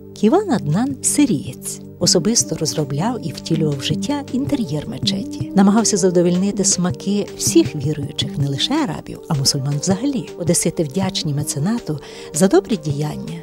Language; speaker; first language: Ukrainian; native; Ukrainian